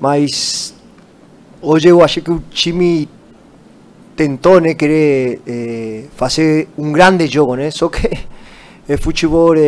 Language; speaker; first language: Portuguese; non-native, fluent; Spanish